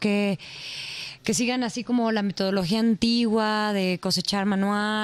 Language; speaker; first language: Spanish; native; Spanish